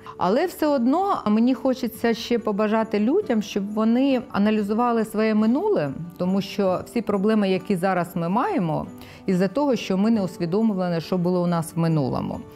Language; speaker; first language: Ukrainian; non-native, local second language; Russian